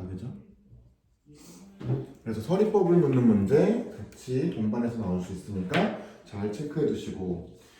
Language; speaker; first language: Korean; native; Korean